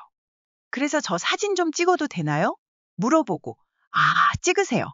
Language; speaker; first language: Korean; non-native, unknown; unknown